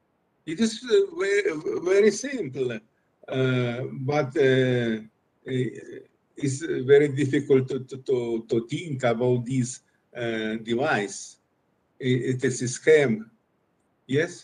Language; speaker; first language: English; non-native, learner; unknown